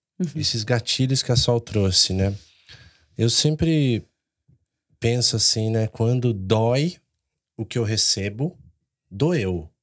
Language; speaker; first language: Portuguese; native; Portuguese